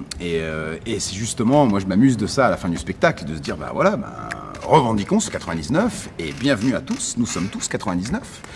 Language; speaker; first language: French; early bilingual, other home language; Arabic